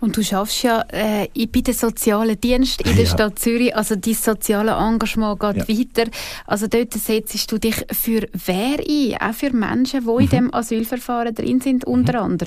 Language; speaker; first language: German; native; German